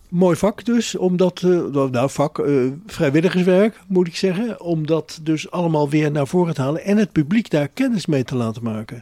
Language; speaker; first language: Dutch; native; Dutch